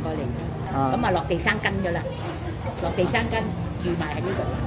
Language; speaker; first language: Cantonese; early bilingual, heritage; Cantonese